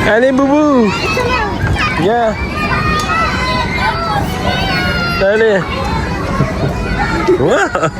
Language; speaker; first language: French; native; French